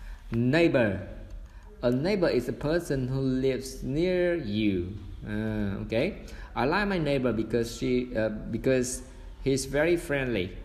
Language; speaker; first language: English; non-native, fluent; Vietnamese